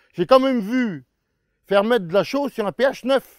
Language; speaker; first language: French; native; French